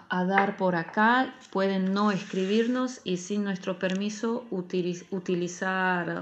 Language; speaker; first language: Spanish; non-native, fluent; Ukrainian